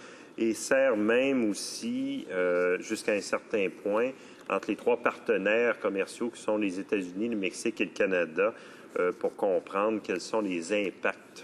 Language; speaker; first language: French; native; French